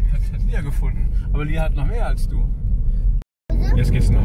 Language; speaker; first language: German; native; German